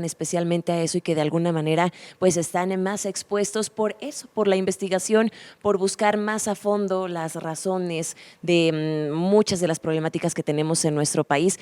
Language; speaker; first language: Spanish; native; Spanish